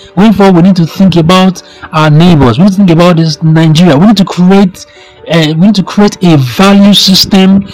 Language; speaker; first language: English; non-native, local second language; Yoruba